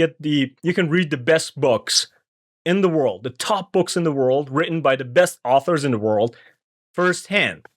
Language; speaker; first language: English; non-native, fluent; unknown